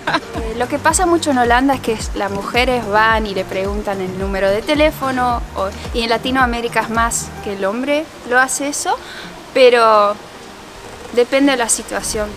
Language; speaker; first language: Spanish; early bilingual, heritage; Spanish